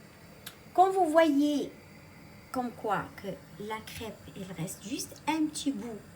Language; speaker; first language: French; non-native, local second language; Arabic